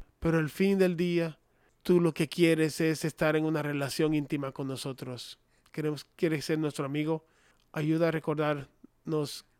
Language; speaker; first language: Spanish; non-native, fluent; English